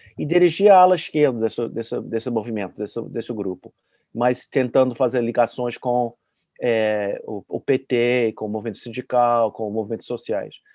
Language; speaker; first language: Portuguese; non-native, fluent; English